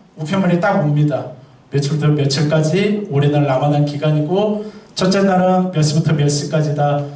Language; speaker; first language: Korean; native; Korean